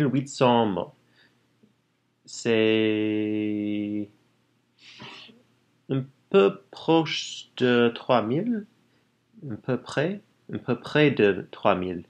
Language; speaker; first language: French; non-native, learner; English